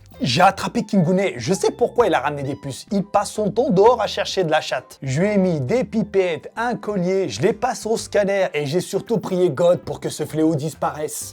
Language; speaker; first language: French; native; French